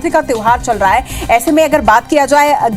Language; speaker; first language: Hindi; native; Hindi